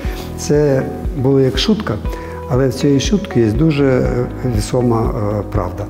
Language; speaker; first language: Ukrainian; non-native, local second language; Russian